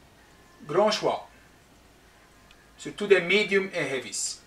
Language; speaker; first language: French; non-native, local second language; Dutch